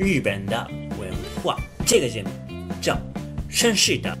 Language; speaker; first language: Chinese; non-native, fluent; Japanese